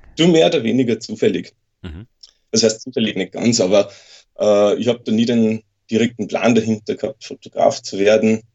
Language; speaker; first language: German; native; German